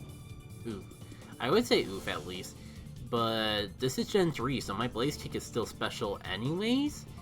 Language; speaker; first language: English; native; English